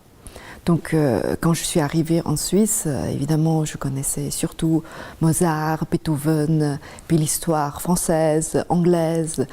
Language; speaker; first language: French; non-native, fluent; Chinese